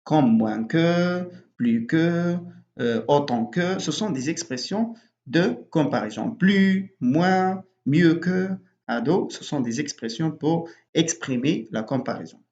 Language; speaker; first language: French; non-native, local second language; Arabic